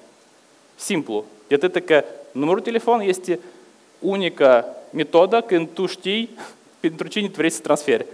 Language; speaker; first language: Romanian; non-native, local second language; Russian